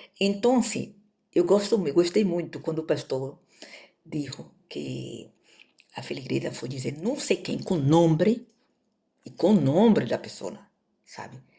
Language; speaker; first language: Portuguese; native; Portuguese